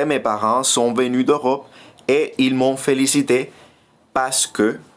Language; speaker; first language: French; non-native, fluent; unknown